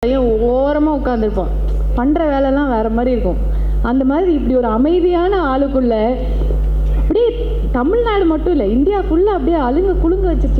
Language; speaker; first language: Tamil; native; Tamil